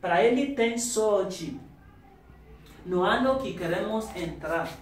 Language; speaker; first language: Portuguese; non-native, learner; Yoruba